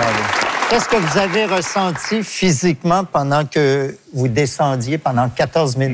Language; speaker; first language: French; native; French